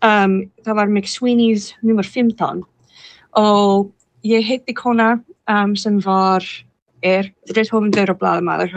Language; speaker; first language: Icelandic; non-native, fluent; English